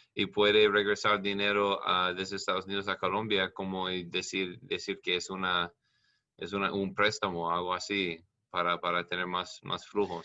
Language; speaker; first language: Spanish; non-native, learner; English